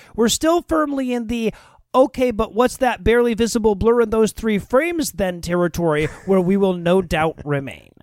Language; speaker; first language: English; native; English